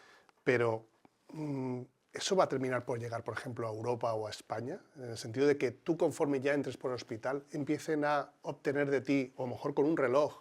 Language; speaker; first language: Spanish; native; Spanish